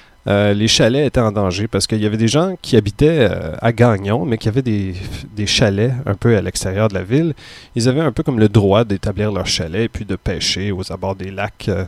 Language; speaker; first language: French; native; French